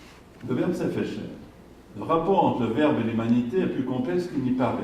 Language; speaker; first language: French; native; French